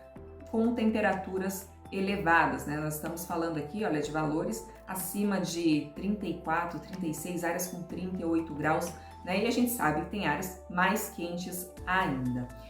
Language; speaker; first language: Portuguese; native; Portuguese